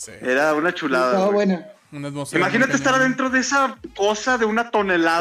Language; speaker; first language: Spanish; native; Spanish